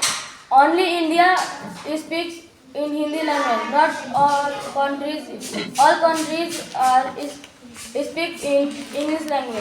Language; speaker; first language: English; non-native, learner; Hindi